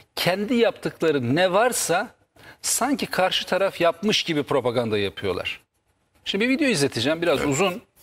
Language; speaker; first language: Turkish; native; Turkish